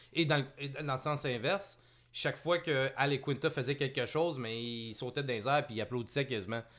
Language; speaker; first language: French; native; French